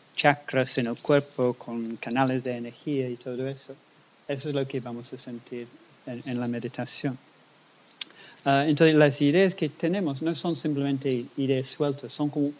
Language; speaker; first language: Spanish; non-native, fluent; English